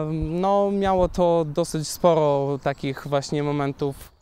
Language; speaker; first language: Polish; non-native, fluent; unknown